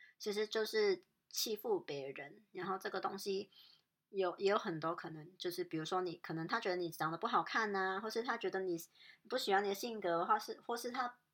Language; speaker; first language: Chinese; non-native, local second language; Cantonese